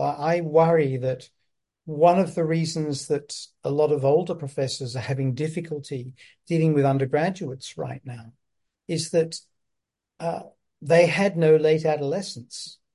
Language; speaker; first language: English; native; English